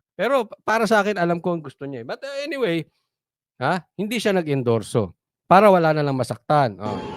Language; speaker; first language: Filipino; native; Filipino